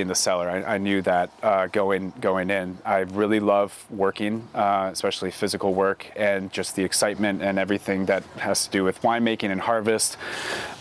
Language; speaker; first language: English; native; English